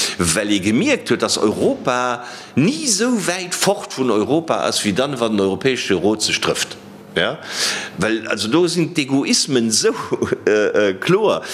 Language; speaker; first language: Luxembourgish; native; Luxembourgish